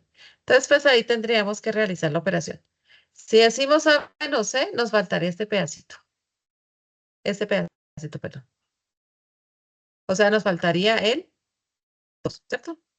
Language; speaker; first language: Spanish; native; Spanish